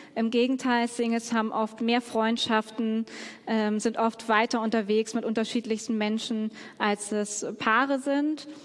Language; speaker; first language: German; native; German